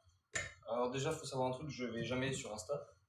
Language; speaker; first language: French; native; French